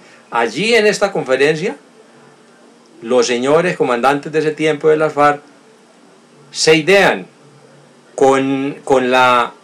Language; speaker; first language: Spanish; native; Spanish